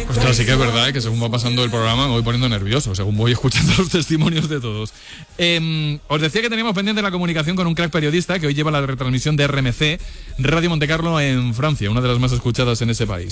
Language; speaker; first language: Spanish; native; Spanish